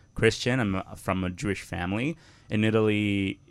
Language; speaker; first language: English; non-native, fluent; Italian